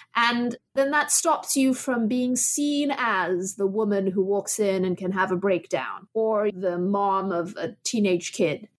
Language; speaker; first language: English; early bilingual, other home language; Chinese